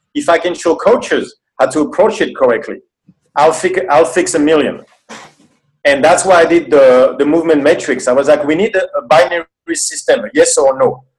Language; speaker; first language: English; non-native, fluent; French